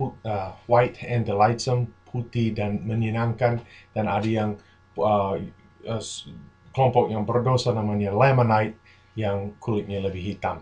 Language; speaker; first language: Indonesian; non-native, fluent; English